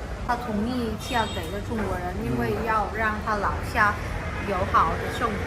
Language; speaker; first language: Chinese; non-native, learner; Vietnamese